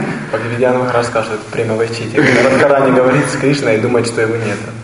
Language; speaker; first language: Russian; native; Russian